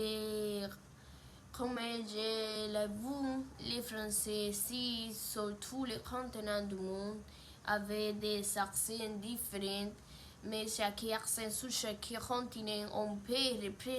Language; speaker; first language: French; non-native, learner; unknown